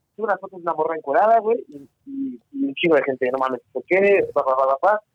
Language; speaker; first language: Spanish; native; Spanish